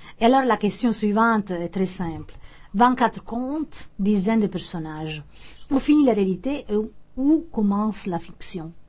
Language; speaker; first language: French; non-native, fluent; Italian